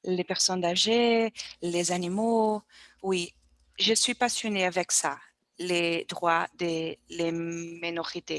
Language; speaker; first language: French; non-native, learner; Portuguese